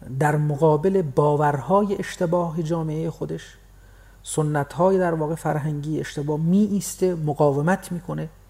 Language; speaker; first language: Persian; non-native, local second language; Baluchi